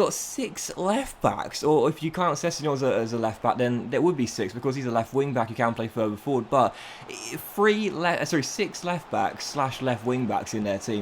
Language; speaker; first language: English; native; English